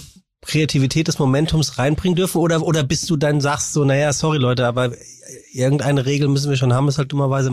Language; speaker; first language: German; native; German